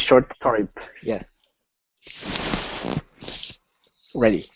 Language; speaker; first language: English; non-native, learner; Japanese